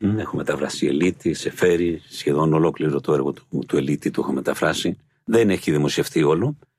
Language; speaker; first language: Greek; non-native, fluent; Spanish